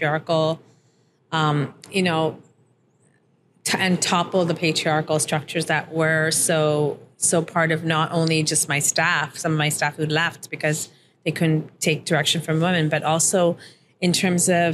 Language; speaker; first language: English; early bilingual, other home language; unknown